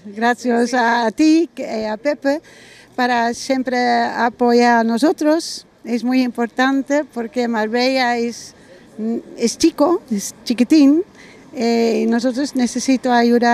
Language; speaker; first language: Spanish; non-native, learner; German